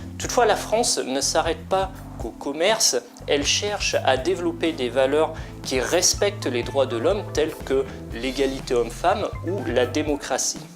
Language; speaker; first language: French; native; French